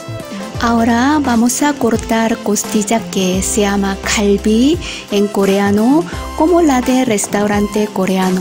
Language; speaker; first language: Spanish; non-native, learner; Korean